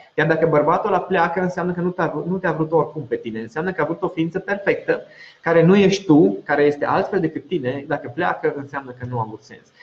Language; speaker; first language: Romanian; non-native, local second language; Hungarian